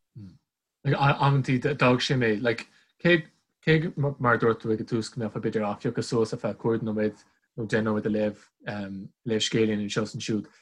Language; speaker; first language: Irish; non-native, local second language; English